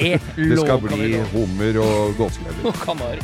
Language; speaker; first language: Norwegian; native; Norwegian